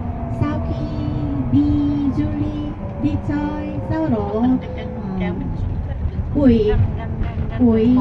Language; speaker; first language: Vietnamese; non-native, learner; Korean